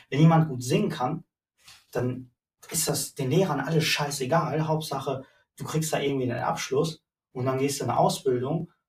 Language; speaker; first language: German; native; German